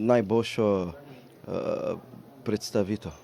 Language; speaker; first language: Slovenian; non-native, learner; Portuguese